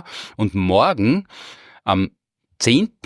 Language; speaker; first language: German; native; German